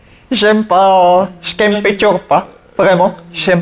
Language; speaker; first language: French; non-native, learner; Bulgarian